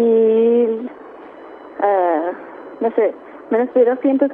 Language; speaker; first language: Spanish; non-native, learner; English